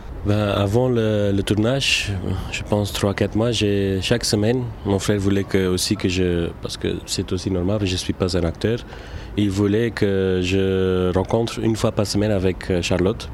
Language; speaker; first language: French; non-native, local second language; Turkish